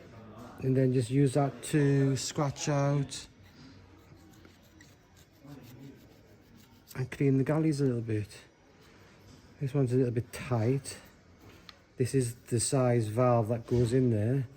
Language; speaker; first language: English; native; English